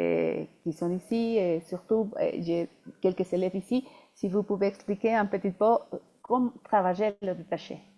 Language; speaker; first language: French; non-native, fluent; Spanish